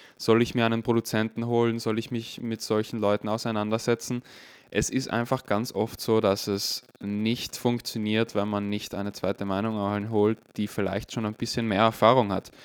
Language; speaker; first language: German; native; German